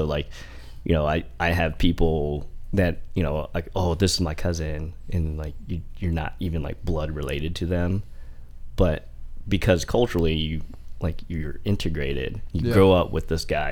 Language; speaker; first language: English; early bilingual, other home language; Vietnamese